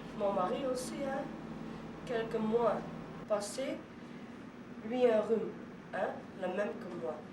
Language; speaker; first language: French; non-native, learner; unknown